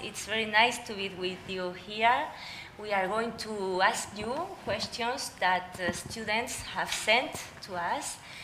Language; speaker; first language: English; non-native, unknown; Spanish